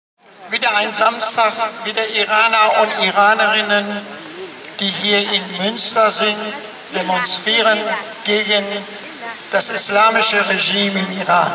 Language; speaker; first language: German; non-native, fluent; Persian